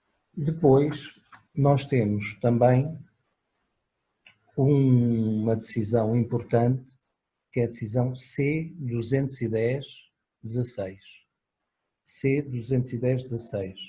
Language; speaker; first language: Portuguese; native; Portuguese